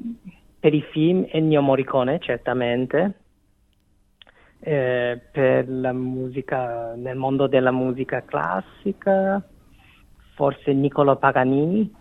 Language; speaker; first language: Italian; non-native, fluent; Korean